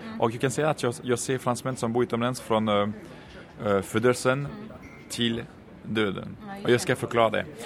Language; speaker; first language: Swedish; non-native, fluent; French